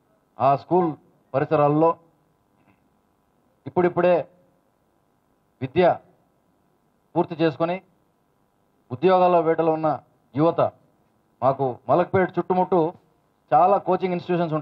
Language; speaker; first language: Telugu; native; Telugu